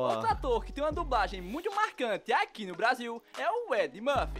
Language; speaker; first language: Portuguese; native; Portuguese